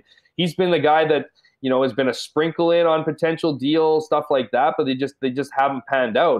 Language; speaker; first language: English; native; English